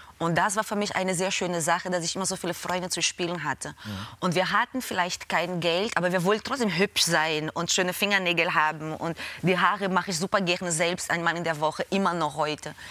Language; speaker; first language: German; non-native, fluent; Portuguese